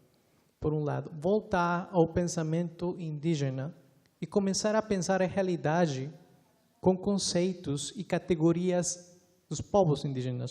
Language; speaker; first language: Portuguese; non-native, fluent; Spanish